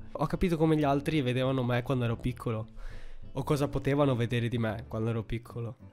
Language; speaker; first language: Italian; early bilingual, heritage; Italian